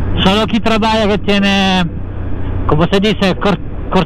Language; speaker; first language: Spanish; non-native, learner; Italian